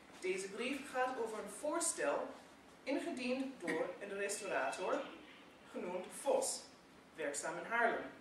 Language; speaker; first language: Dutch; non-native, fluent; English